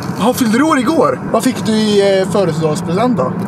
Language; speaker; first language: Swedish; native; Swedish